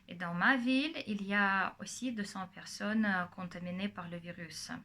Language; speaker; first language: French; non-native, fluent; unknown